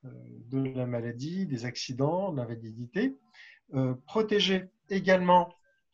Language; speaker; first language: French; native; French